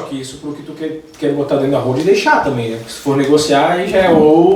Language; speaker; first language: Portuguese; native; Portuguese